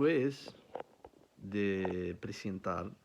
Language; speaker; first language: Spanish; non-native, learner; Arabic